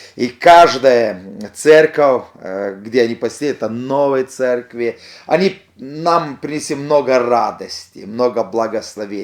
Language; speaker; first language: Russian; non-native, local second language; Ukrainian